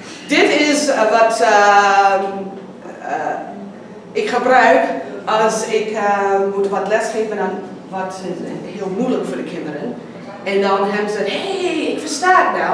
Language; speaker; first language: Dutch; non-native, learner; English